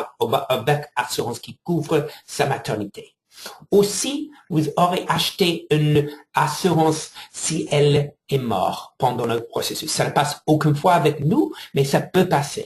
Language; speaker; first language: French; non-native, fluent; English